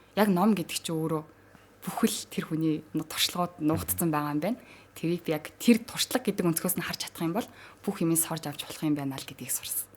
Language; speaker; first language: Mongolian; native; Mongolian